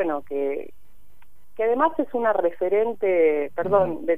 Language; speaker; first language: Spanish; native; Spanish